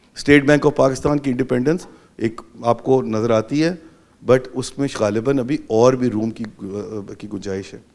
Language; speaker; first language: Urdu; non-native, local second language; Punjabi